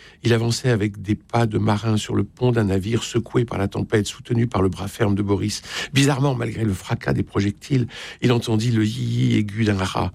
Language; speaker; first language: French; native; French